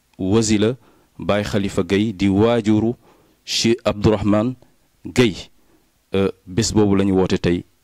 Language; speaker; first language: Wolof; native; Wolof